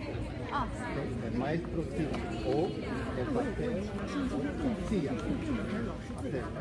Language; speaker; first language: Spanish; non-native, learner; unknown